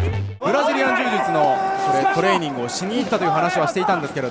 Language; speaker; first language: Japanese; native; Japanese